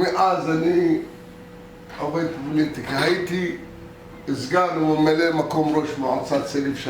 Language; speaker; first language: Hebrew; non-native, local second language; Arabic